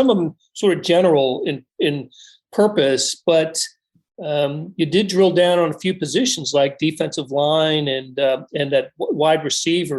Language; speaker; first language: English; native; English